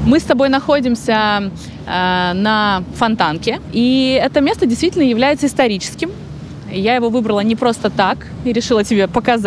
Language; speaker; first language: Russian; native; Russian